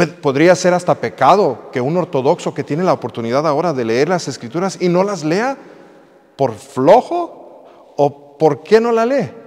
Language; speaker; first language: Spanish; early bilingual, heritage; English